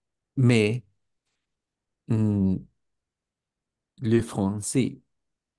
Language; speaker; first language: French; non-native, learner; Spanish